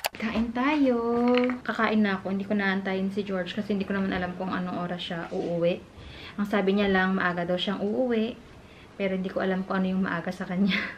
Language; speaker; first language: Filipino; non-native, local second language; Hiligaynon